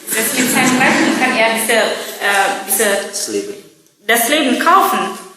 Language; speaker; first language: German; non-native, learner; Indonesian